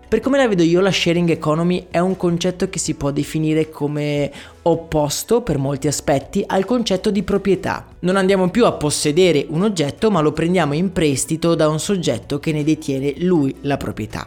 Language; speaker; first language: Italian; native; Italian